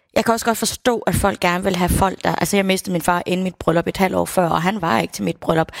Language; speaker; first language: Danish; early bilingual, other home language; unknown